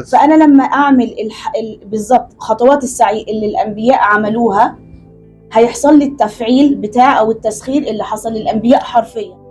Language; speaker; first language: Egyptian Arabic; early bilingual, heritage; Arabic